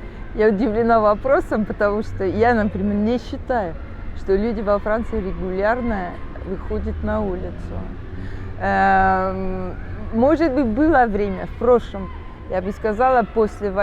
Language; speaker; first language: Russian; non-native, fluent; French